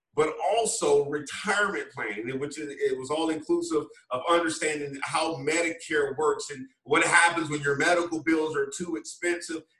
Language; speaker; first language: English; native; English